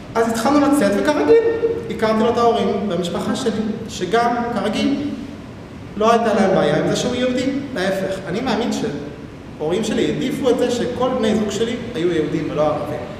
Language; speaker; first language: Hebrew; non-native, local second language; Arabic